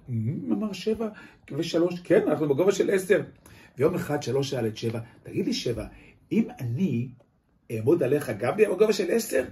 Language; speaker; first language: Hebrew; native; Hebrew